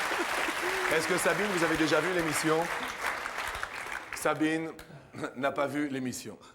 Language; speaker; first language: French; native; French